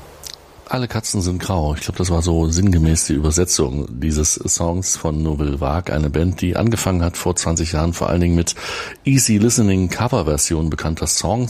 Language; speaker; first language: German; native; German